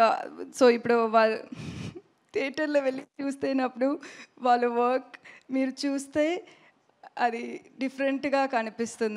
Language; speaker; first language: Telugu; non-native, learner; Tamil